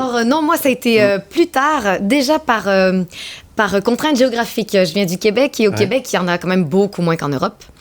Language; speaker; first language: French; native; French